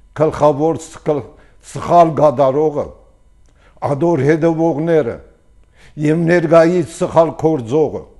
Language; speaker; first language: Armenian; early bilingual, heritage; Armenian